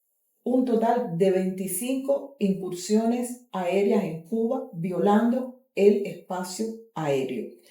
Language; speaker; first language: Spanish; native; Spanish